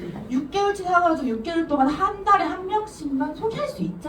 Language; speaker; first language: Korean; native; Korean